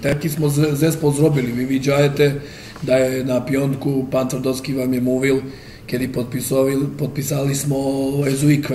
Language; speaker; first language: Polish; non-native, learner; Serbian